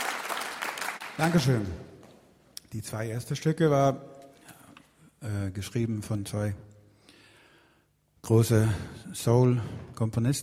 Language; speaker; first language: German; non-native, fluent; Swedish